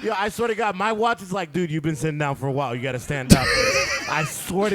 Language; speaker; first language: English; native; English